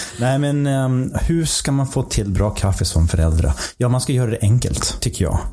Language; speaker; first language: Swedish; non-native, fluent; English